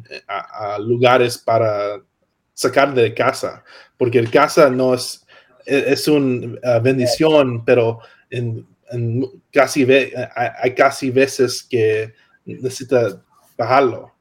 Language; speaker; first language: Spanish; non-native, learner; English